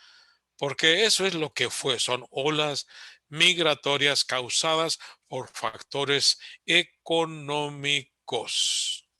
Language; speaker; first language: Spanish; early bilingual, heritage; Spanish